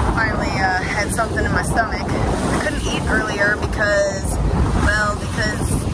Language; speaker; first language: English; native; English